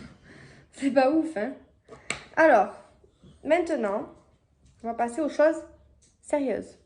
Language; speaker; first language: French; native; French